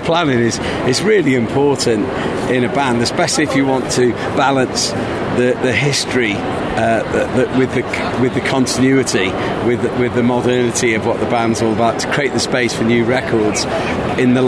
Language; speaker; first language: English; native; English